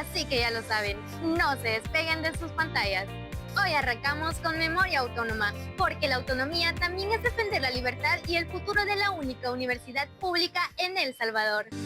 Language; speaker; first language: Spanish; native; Spanish